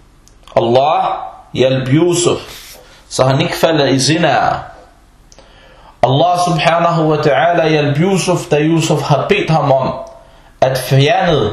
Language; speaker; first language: Danish; non-native, fluent; Arabic